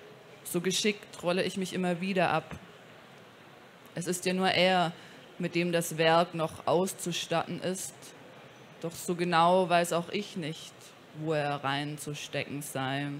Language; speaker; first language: German; native; German